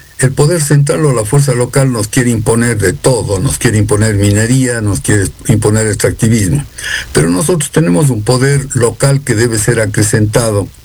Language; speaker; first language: Spanish; native; Spanish